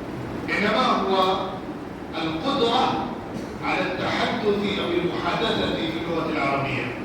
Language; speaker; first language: Arabic; non-native, fluent; Urdu